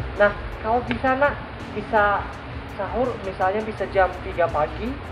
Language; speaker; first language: Indonesian; non-native, fluent; Tajik